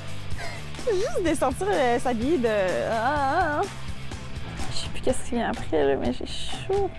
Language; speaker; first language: French; native; French